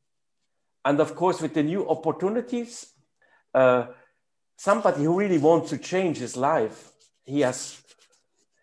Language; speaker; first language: English; non-native, fluent; German